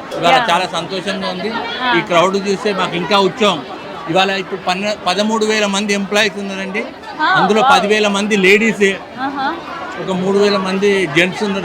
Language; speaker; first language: Telugu; native; Telugu